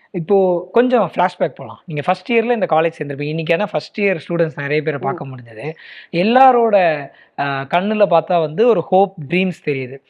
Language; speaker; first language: Tamil; native; Tamil